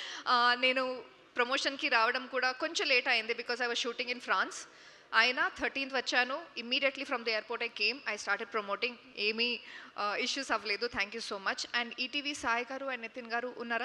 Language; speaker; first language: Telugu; non-native, fluent; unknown